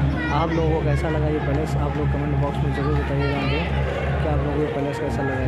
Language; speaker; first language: Hindi; native; Hindi